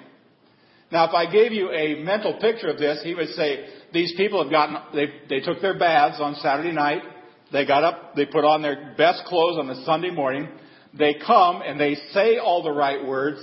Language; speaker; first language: English; native; English